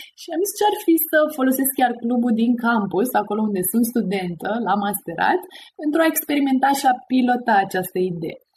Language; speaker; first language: Romanian; native; Romanian